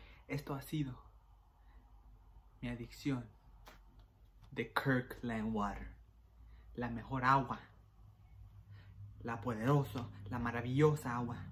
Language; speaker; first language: Spanish; early bilingual, heritage; Spanish